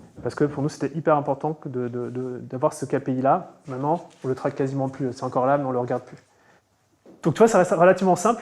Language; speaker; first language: French; native; French